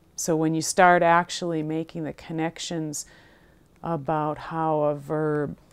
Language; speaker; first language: English; native; English